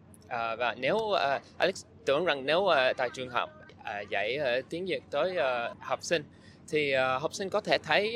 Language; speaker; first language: Vietnamese; non-native, learner; English